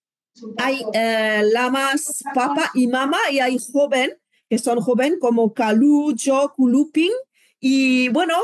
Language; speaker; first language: Spanish; non-native, fluent; French